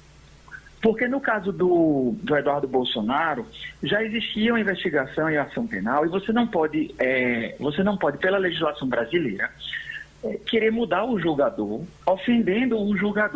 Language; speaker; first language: Portuguese; native; Portuguese